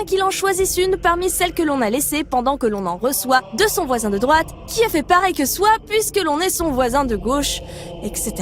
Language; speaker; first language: French; native; French